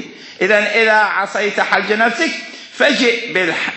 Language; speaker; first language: Arabic; native; Arabic